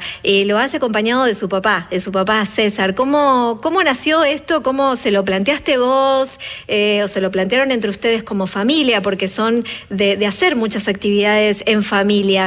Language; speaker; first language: Spanish; native; Spanish